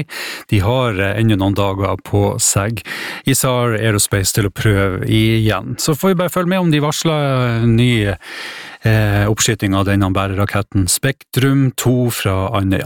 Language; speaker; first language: Norwegian; native; Norwegian